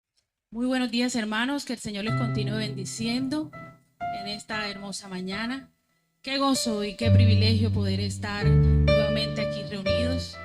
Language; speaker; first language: Spanish; native; Spanish